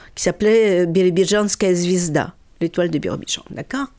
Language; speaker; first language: French; non-native, fluent; Russian